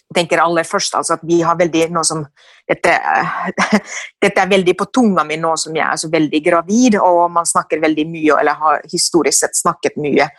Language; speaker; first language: Norwegian; non-native, fluent; Finnish